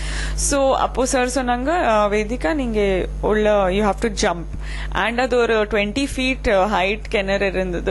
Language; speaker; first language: Tamil; non-native, fluent; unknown